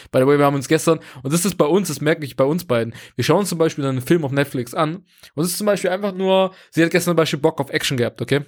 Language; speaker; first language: German; native; German